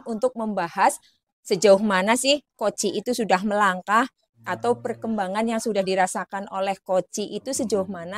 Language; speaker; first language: Indonesian; native; Indonesian